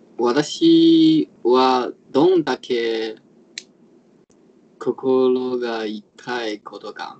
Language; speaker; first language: Japanese; non-native, learner; Chinese